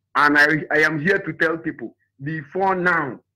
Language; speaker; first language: English; non-native, local second language; Igbo